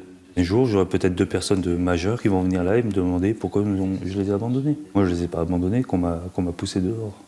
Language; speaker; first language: French; native; French